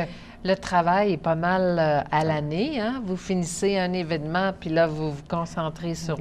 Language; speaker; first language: French; native; French